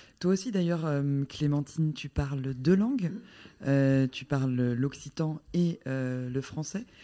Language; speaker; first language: French; native; French